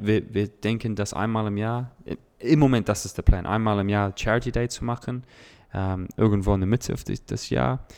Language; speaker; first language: German; non-native, learner; English